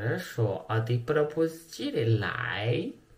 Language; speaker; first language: Russian; non-native, learner; Chinese